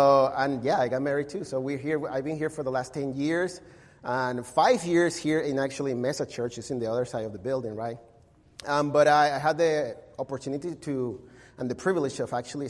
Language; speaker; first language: English; non-native, fluent; Spanish